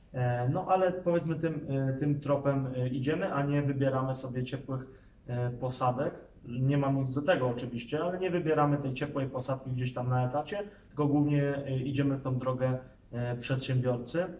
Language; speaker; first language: Polish; native; Polish